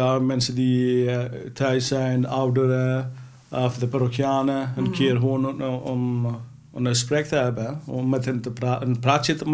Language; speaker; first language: Dutch; non-native, fluent; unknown